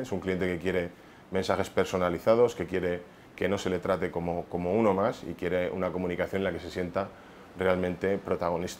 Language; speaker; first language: Spanish; native; Spanish